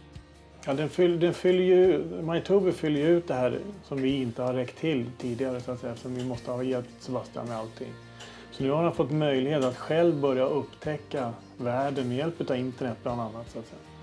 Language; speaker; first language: Swedish; native; Swedish